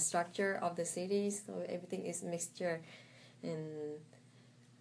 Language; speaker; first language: English; non-native, fluent; Thai